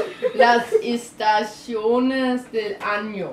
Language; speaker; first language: Spanish; non-native, learner; Danish